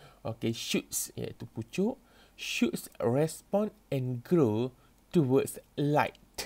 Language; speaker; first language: English; non-native, local second language; Malay